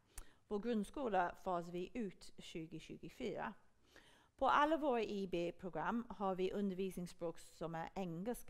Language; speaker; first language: Swedish; non-native, fluent; English